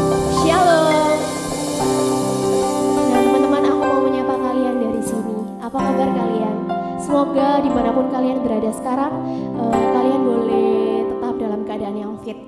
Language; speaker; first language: Indonesian; native; Indonesian